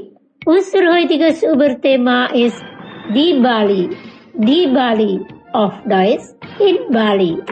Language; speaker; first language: German; non-native, learner; Indonesian